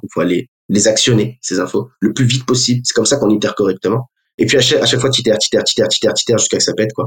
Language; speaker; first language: French; native; French